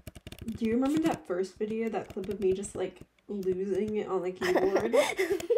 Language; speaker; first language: English; native; English